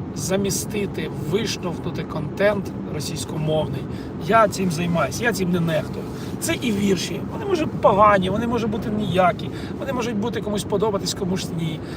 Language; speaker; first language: Ukrainian; non-native, local second language; Russian